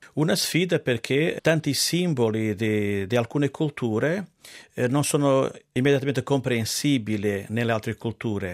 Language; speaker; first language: Italian; non-native, fluent; Portuguese